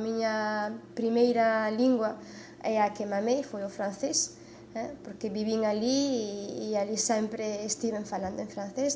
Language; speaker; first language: Galician; non-native, fluent; French